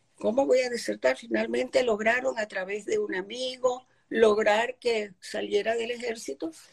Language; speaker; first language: Spanish; early bilingual, other home language; Polish